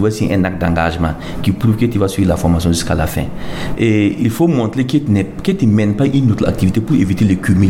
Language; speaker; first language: French; non-native, local second language; Mossi